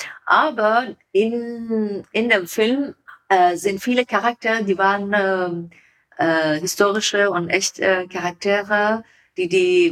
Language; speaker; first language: German; non-native, learner; Persian